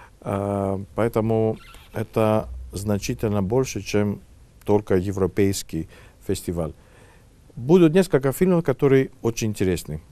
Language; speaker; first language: Russian; non-native, fluent; Greek